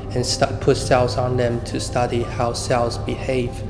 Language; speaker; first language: English; non-native, fluent; Chinese